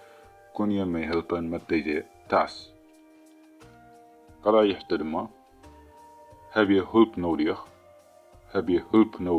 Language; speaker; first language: Dutch; non-native, fluent; Tigrinya